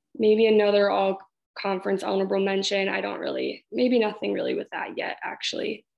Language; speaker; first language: English; native; English